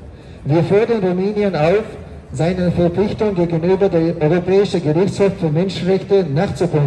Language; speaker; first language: German; non-native, learner; Chechen